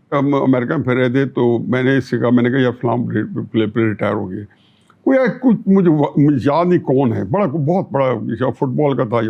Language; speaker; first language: Urdu; non-native, local second language; Punjabi